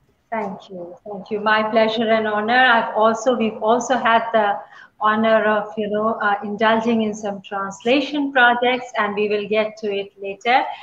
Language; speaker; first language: English; non-native, local second language; Hindi